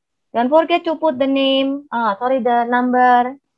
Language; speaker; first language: English; non-native, fluent; Indonesian